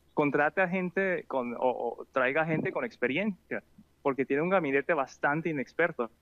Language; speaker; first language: Spanish; native; Spanish